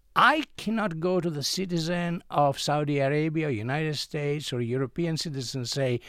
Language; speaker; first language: English; non-native, fluent; Greek